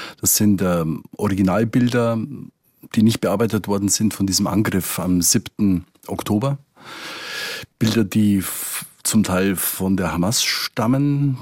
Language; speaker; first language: German; native; German